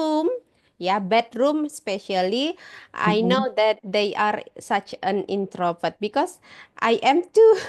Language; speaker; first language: English; non-native, learner; Indonesian